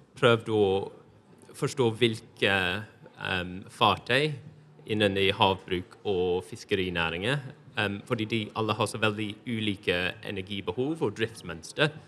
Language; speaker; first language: Norwegian; non-native, fluent; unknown